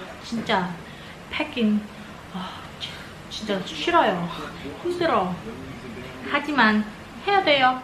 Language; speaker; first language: Korean; non-native, learner; Vietnamese